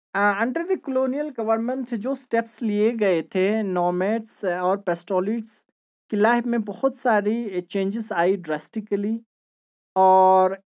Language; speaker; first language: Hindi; non-native, local second language; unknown